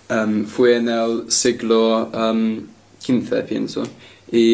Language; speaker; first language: Spanish; non-native, learner; English